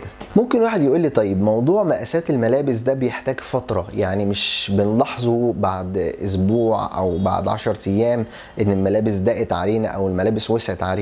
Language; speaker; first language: Arabic; native; Arabic